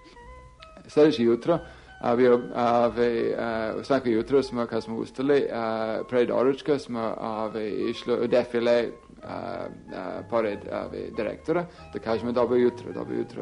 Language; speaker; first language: Serbian; non-native, fluent; English